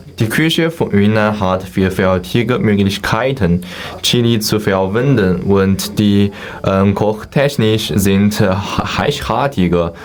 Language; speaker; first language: German; non-native, learner; Chinese